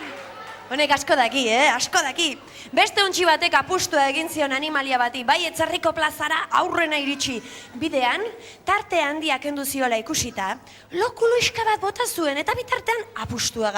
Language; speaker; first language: Basque; native; Basque